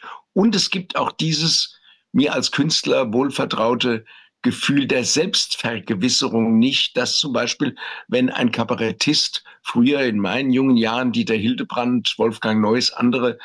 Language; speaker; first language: German; native; German